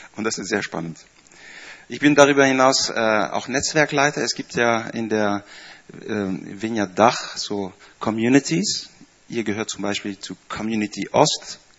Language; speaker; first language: German; non-native, fluent; Dutch